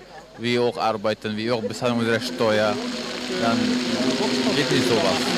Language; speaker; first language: German; non-native, learner; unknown